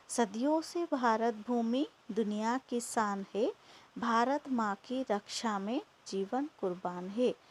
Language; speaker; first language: Hindi; non-native, local second language; Assamese